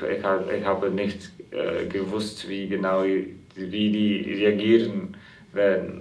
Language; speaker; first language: German; non-native, fluent; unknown